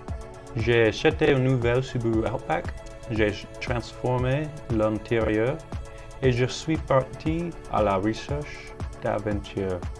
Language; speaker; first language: French; non-native, learner; English